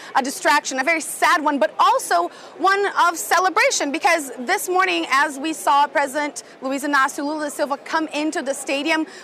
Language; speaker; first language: English; non-native, fluent; Portuguese